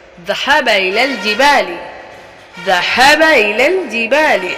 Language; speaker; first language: Arabic; non-native, fluent; Urdu